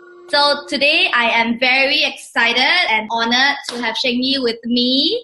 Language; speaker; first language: English; non-native, local second language; Chinese